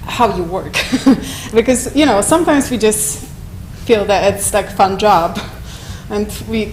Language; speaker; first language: English; non-native, fluent; Polish